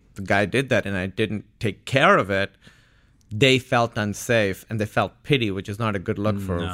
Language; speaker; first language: English; non-native, local second language; Urdu